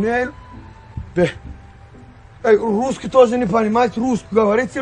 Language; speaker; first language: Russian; non-native, local second language; Turkmen